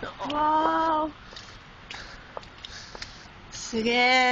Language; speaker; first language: Japanese; non-native, learner; English